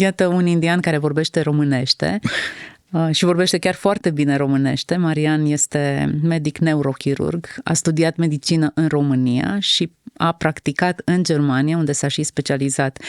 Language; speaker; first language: Romanian; native; Romanian